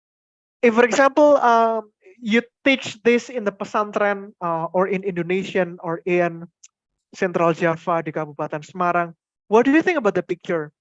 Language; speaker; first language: English; non-native, fluent; Indonesian